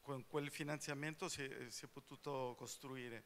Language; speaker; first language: Italian; non-native, fluent; Spanish